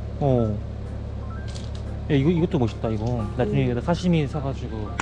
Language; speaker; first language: Korean; non-native, fluent; Japanese